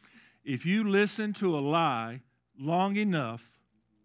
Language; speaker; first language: English; native; English